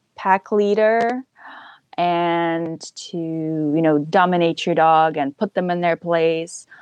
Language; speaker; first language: English; early bilingual, other home language; Ukrainian